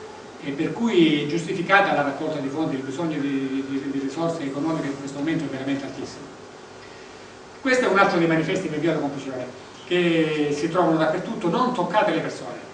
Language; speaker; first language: Italian; native; Italian